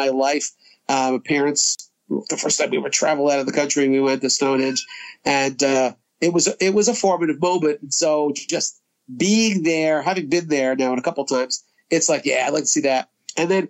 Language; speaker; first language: English; native; English